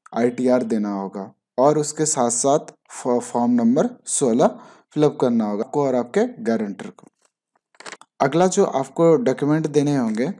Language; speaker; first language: Hindi; native; Hindi